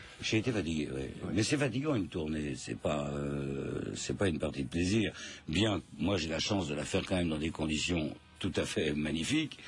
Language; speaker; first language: French; native; French